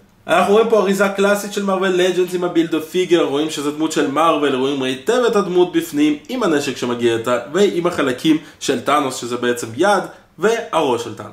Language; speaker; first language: Hebrew; native; Hebrew